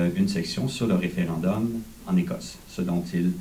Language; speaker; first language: French; native; French